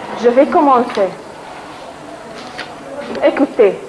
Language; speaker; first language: French; non-native, fluent; Arabic